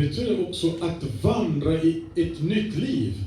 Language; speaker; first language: Swedish; non-native, fluent; French